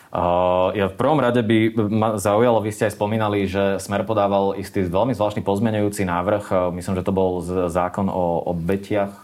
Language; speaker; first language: Slovak; native; Slovak